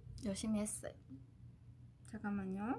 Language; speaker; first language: Korean; non-native, fluent; Chinese